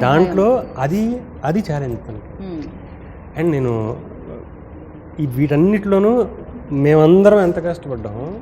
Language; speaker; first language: Telugu; native; Telugu